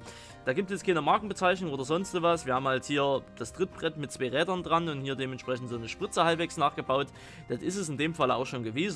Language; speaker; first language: German; native; German